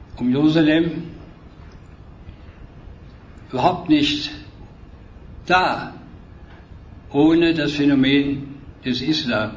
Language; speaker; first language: German; native; German